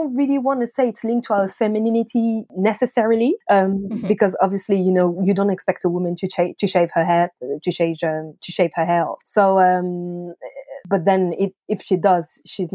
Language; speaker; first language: English; non-native, fluent; French